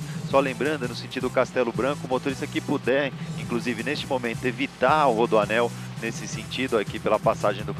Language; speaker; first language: Portuguese; native; Portuguese